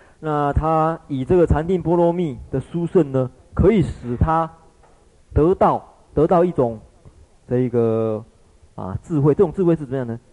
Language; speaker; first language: Chinese; native; Chinese